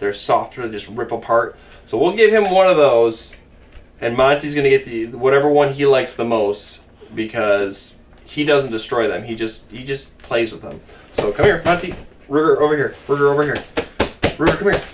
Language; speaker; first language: English; native; English